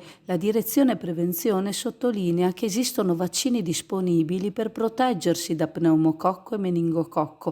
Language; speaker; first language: Italian; native; Italian